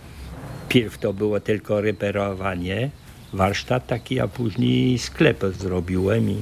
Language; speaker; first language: Polish; early bilingual, heritage; French